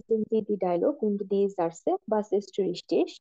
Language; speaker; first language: German; non-native, learner; Bangla